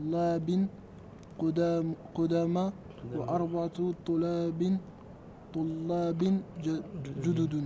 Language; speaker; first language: Arabic; non-native, learner; French